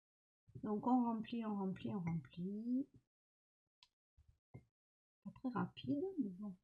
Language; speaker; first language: French; native; French